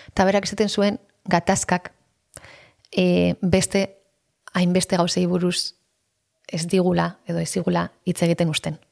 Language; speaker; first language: Basque; non-native, local second language; Spanish